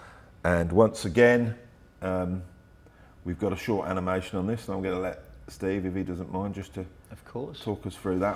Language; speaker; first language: English; native; English